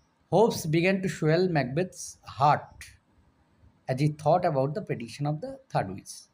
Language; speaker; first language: English; non-native, local second language; Bangla